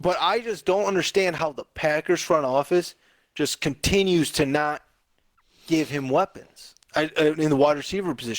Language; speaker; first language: English; native; English